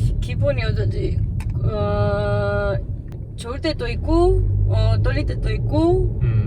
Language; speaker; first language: Korean; non-native, learner; Greek